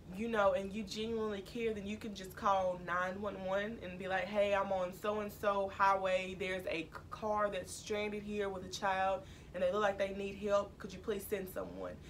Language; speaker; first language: English; native; English